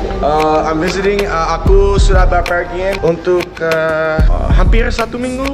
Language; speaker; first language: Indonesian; non-native, learner; English